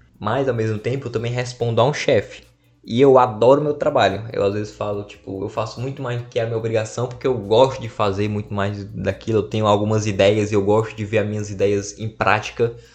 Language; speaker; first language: Portuguese; native; Portuguese